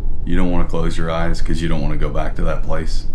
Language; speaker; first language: English; native; English